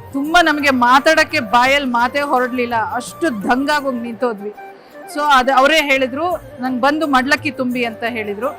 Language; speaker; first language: Kannada; native; Kannada